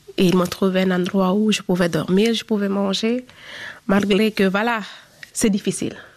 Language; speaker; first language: French; non-native, local second language; Fula